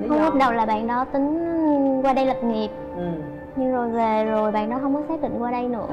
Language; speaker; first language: Vietnamese; native; Vietnamese